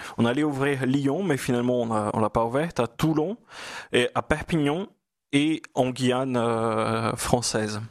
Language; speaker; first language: French; non-native, fluent; Portuguese